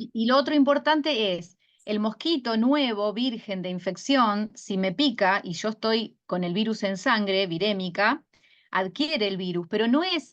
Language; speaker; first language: Spanish; native; Spanish